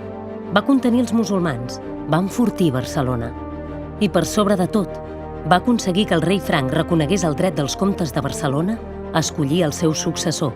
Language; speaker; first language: Catalan; native; Catalan